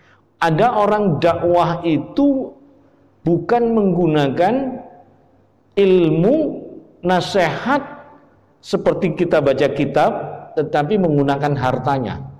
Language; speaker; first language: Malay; non-native, local second language; Javanese